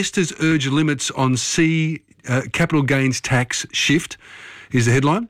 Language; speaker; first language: English; native; English